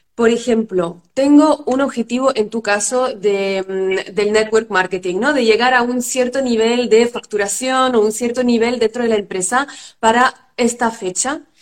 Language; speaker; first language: Spanish; non-native, fluent; French